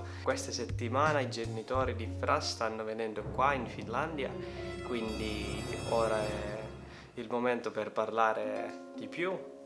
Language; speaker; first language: Italian; non-native, learner; Finnish